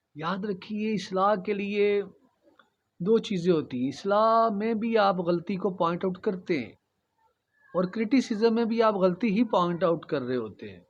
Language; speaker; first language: Urdu; native; Urdu